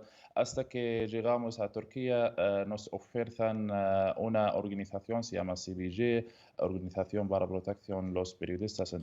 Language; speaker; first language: Spanish; non-native, learner; Arabic